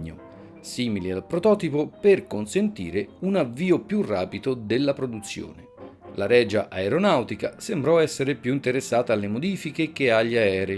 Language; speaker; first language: Italian; native; Italian